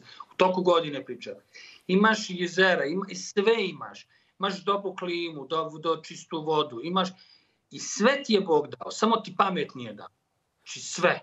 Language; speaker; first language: Serbian; native; Serbian